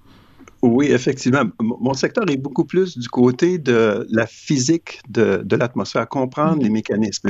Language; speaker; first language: French; native; French